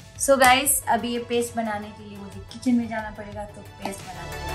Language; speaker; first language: Hindi; non-native, local second language; Bangla